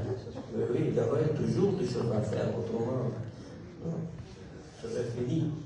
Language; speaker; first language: French; non-native, local second language; Italian